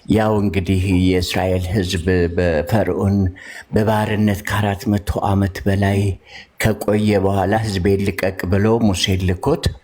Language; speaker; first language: Amharic; native; Amharic